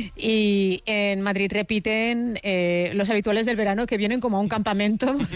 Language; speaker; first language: Spanish; native; Spanish